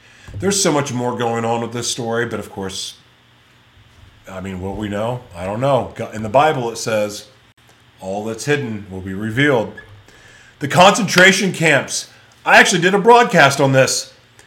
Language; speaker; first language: English; native; English